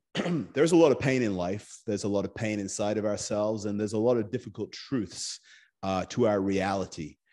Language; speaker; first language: English; native; English